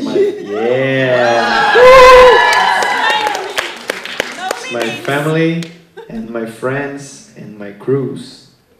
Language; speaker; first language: English; non-native, learner; Portuguese